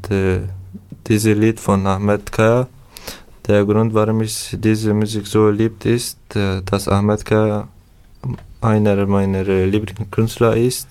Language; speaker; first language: German; non-native, learner; Turkish